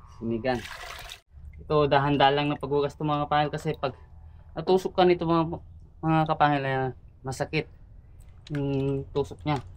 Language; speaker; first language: Filipino; non-native, local second language; Iloko